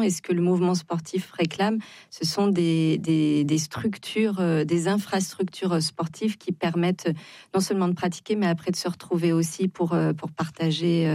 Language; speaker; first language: French; native; French